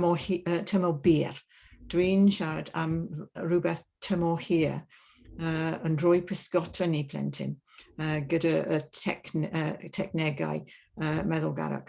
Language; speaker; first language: Welsh; non-native, learner; English